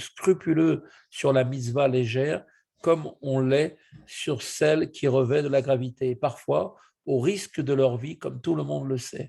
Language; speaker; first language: French; native; French